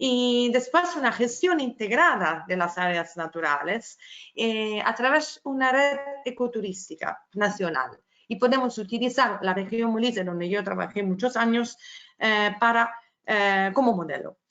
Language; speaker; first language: Spanish; non-native, fluent; Italian